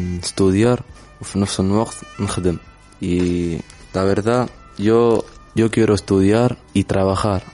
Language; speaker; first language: Spanish; non-native, learner; Arabic